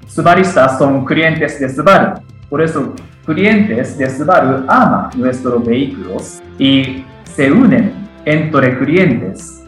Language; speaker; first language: Spanish; non-native, fluent; Japanese